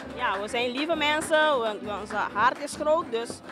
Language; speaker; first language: Dutch; non-native, local second language; Papiamento